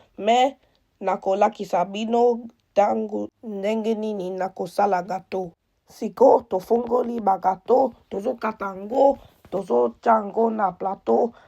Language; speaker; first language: Lingala; early bilingual, heritage; Lingala